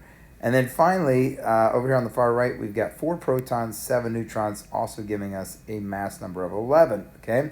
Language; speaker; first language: English; native; English